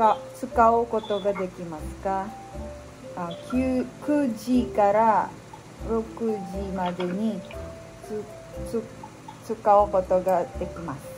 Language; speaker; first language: Japanese; non-native, learner; Filipino